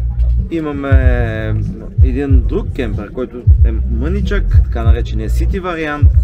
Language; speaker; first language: Bulgarian; native; Bulgarian